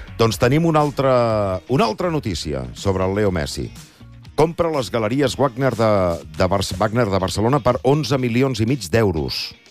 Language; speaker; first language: Catalan; native; Catalan